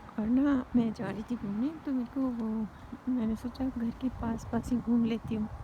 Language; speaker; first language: Hindi; native; Hindi